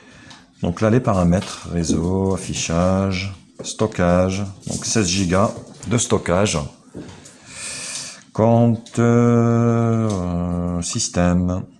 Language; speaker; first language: French; native; French